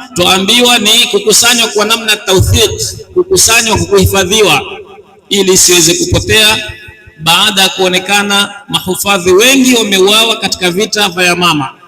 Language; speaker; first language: Swahili; native; Swahili